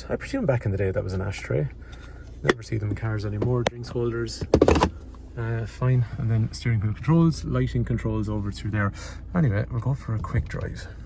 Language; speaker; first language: English; native; English